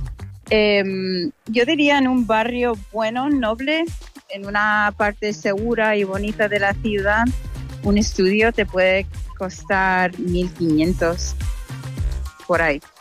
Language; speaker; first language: Spanish; non-native, fluent; English